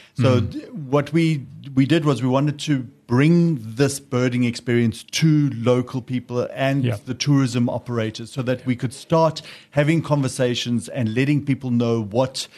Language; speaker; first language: English; native; English